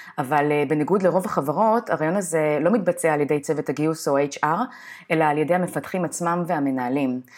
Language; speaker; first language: Hebrew; native; Hebrew